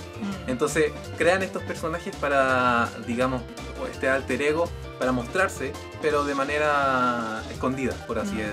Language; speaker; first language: Spanish; native; Spanish